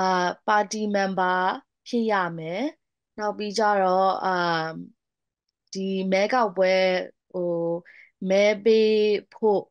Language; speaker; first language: Burmese; non-native, local second language; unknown